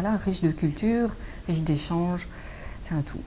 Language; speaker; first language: French; native; French